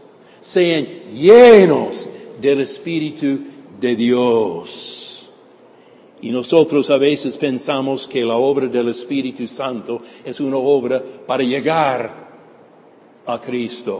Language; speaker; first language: Spanish; non-native, fluent; English